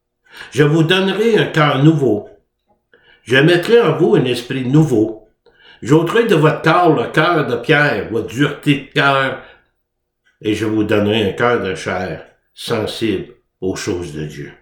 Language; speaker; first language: French; native; French